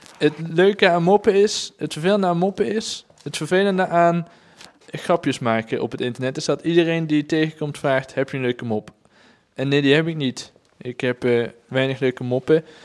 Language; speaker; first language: Dutch; native; Dutch